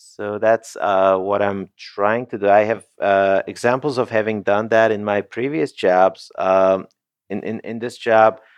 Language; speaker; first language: English; non-native, fluent; Turkish